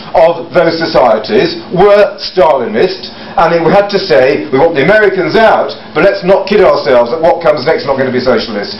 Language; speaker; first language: English; native; English